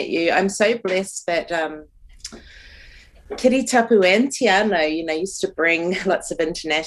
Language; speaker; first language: English; native; English